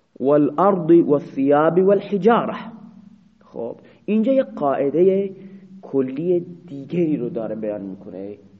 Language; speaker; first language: Persian; non-native, local second language; Baluchi